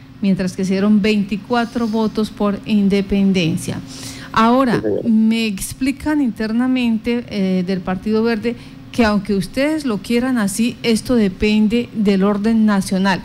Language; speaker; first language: Spanish; native; Spanish